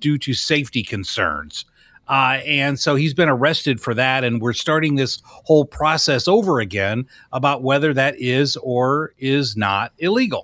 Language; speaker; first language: English; native; English